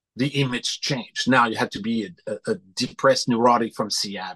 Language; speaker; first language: English; non-native, fluent; French